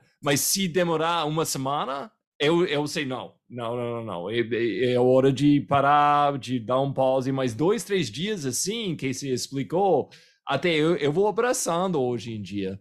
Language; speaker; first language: Portuguese; non-native, fluent; English